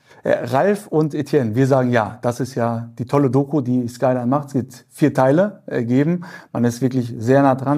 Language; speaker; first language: German; native; German